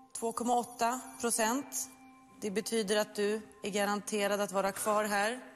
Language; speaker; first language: Swedish; native; Swedish